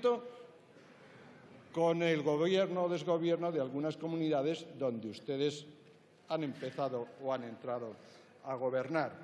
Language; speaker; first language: Spanish; native; Spanish